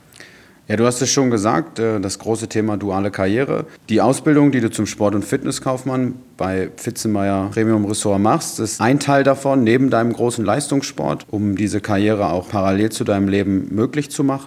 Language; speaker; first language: German; native; German